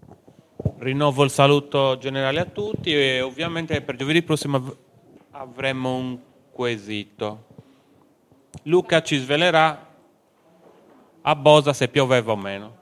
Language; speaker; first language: Italian; native; Italian